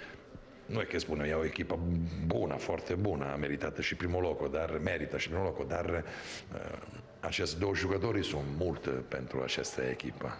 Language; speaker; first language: Romanian; non-native, fluent; Italian